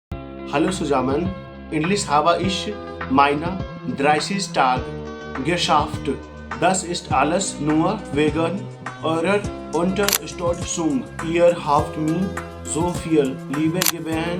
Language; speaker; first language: German; non-native, learner; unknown